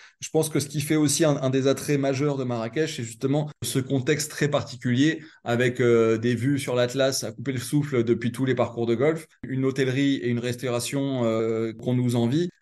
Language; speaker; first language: French; native; French